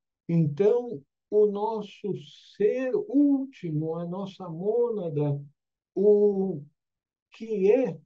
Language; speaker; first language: Portuguese; native; Portuguese